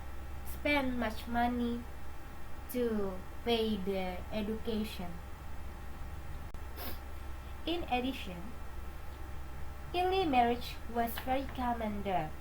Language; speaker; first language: English; non-native, learner; Indonesian